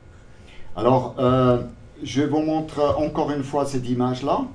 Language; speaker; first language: French; non-native, local second language; German